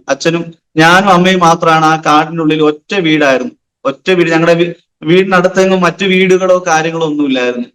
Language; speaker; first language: Malayalam; non-native, local second language; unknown